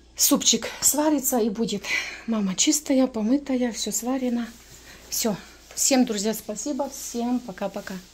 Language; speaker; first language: Russian; non-native, local second language; Ukrainian